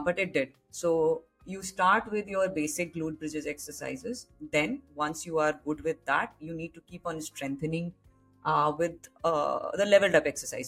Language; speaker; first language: English; non-native, local second language; Hindi